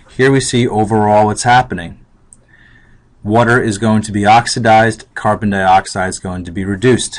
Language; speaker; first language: English; native; English